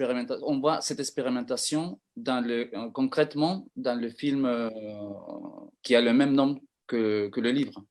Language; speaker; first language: French; non-native, fluent; Spanish